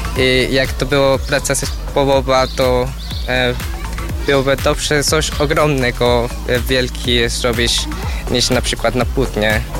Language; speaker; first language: Polish; non-native, learner; Spanish